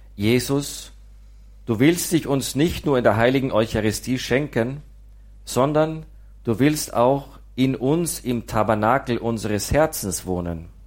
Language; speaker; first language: German; native; German